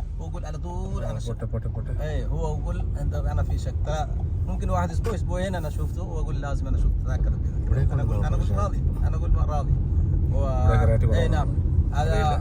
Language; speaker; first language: Arabic; non-native, learner; Malayalam